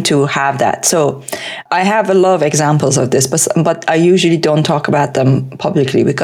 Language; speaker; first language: English; non-native, fluent; Persian